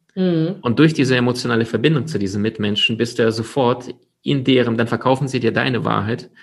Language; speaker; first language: German; early bilingual, other home language; Ukrainian